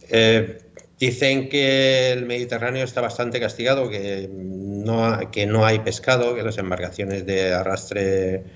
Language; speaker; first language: Spanish; native; Spanish